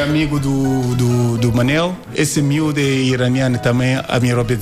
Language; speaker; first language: Portuguese; non-native, learner; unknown